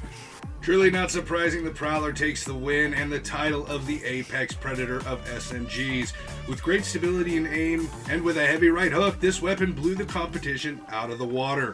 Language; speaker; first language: English; native; English